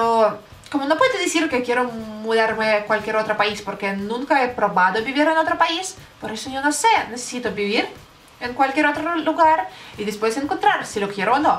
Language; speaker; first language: Spanish; non-native, learner; Russian